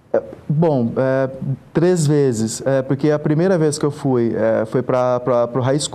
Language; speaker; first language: Portuguese; native; Portuguese